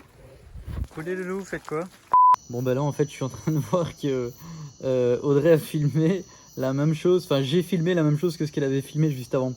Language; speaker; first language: French; native; French